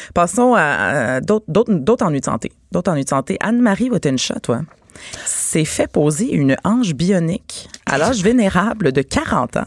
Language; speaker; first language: French; native; French